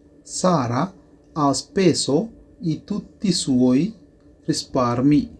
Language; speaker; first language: Italian; non-native, fluent; Sinhala